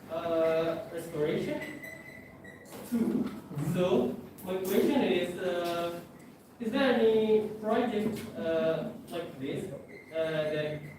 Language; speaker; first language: English; non-native, fluent; Indonesian